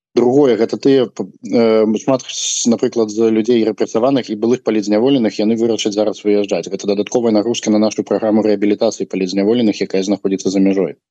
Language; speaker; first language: Belarusian; non-native, local second language; Russian